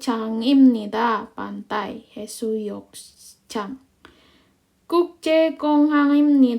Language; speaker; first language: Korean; non-native, fluent; Indonesian